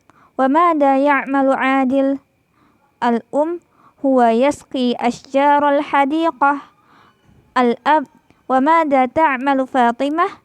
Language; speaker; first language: Arabic; non-native, fluent; Indonesian